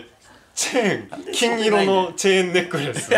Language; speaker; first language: Japanese; native; Japanese